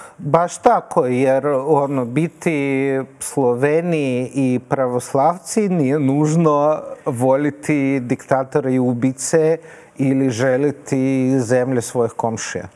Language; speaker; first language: Serbian; non-native, fluent; Russian